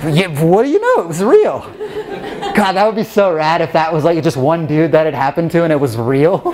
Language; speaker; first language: English; native; English